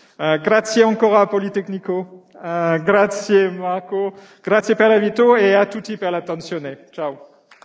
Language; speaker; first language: Italian; non-native, learner; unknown